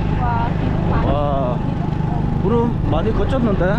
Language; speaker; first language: Korean; non-native, learner; Vietnamese